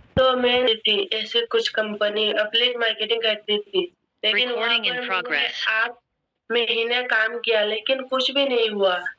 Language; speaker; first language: Hindi; non-native, local second language; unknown